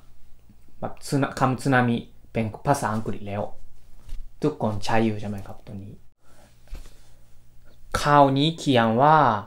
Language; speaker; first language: Thai; non-native, fluent; Japanese